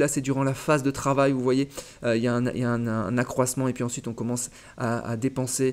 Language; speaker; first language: French; native; French